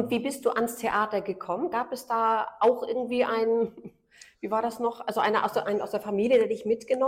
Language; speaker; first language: German; native; German